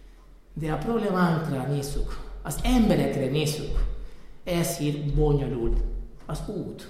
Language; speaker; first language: Hungarian; non-native, fluent; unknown